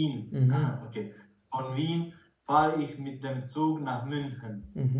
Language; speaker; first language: German; non-native, learner; Croatian